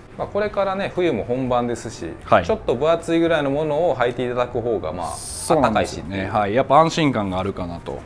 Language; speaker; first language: Japanese; native; Japanese